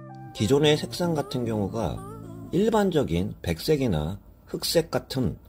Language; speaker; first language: Korean; native; Korean